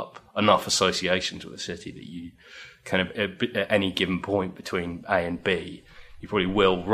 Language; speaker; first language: English; native; English